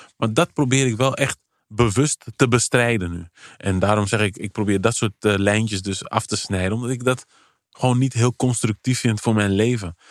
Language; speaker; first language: Dutch; early bilingual, other home language; Kabuverdianu